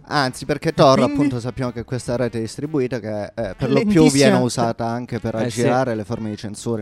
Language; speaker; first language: Italian; native; Italian